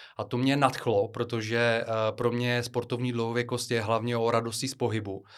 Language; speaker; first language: Czech; non-native, fluent; Bulgarian